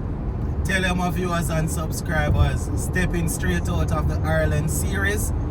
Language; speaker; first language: English; native; English